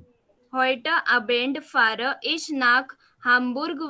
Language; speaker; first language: German; non-native, learner; Marathi